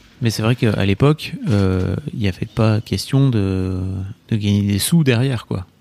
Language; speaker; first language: French; native; French